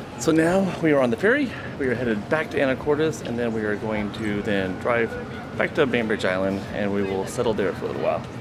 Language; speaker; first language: English; native; English